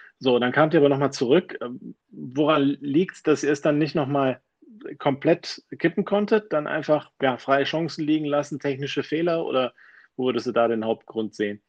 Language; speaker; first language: German; native; German